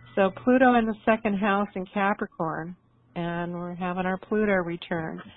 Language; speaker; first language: English; native; English